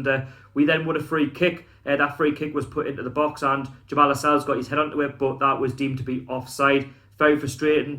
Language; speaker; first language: English; native; English